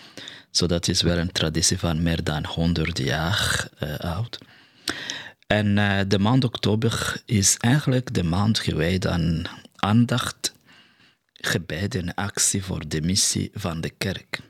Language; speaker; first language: Dutch; non-native, fluent; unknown